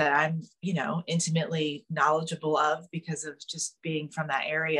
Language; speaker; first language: English; native; English